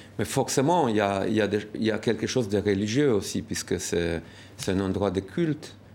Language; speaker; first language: French; non-native, fluent; Romanian